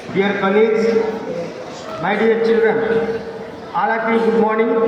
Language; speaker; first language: English; non-native, local second language; Telugu